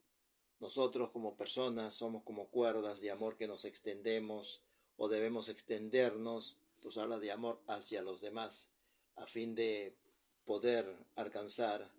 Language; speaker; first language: Spanish; native; Spanish